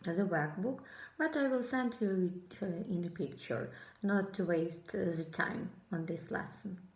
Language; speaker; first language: English; non-native, fluent; Ukrainian